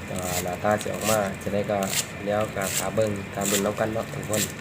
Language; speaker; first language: Thai; non-native, local second language; Northeastern Thai